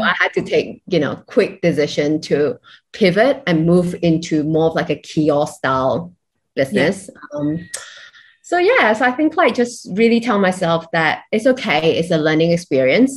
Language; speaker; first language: English; non-native, local second language; Chinese